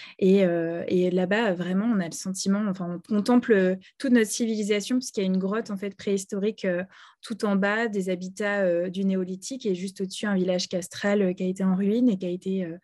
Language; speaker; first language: French; native; French